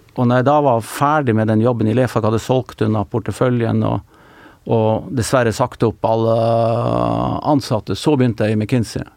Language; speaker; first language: Norwegian; native; Norwegian